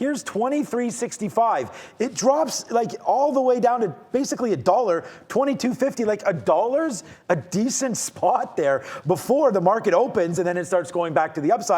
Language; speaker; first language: English; native; English